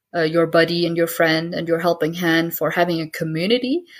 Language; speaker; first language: English; early bilingual, heritage; German